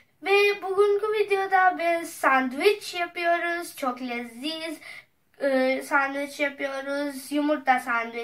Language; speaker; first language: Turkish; non-native, learner; Urdu